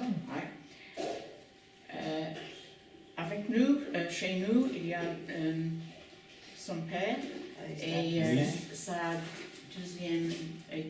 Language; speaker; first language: French; non-native, learner; English